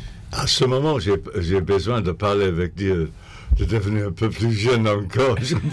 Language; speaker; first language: French; non-native, fluent; English